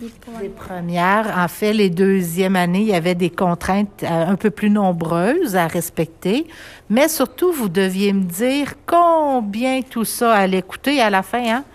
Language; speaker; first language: French; native; French